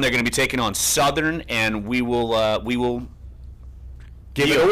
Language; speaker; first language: English; native; English